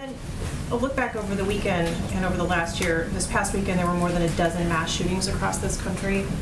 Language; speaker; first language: English; native; English